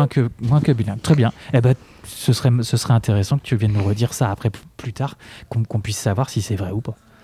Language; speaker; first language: French; native; French